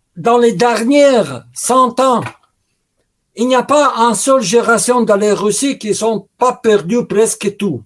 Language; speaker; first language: French; non-native, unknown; Russian